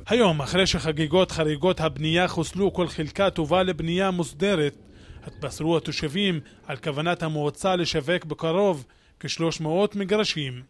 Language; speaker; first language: Hebrew; non-native, local second language; Arabic